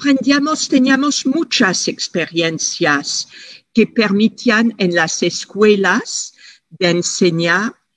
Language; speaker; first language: Spanish; non-native, fluent; French